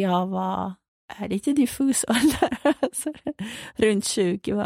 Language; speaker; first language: Swedish; non-native, fluent; Persian